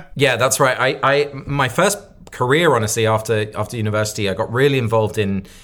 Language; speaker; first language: English; native; English